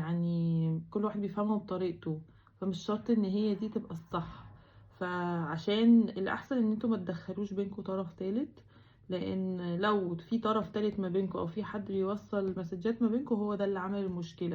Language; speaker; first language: Arabic; native; Arabic